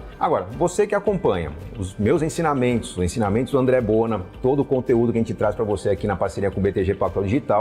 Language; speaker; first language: Portuguese; native; Portuguese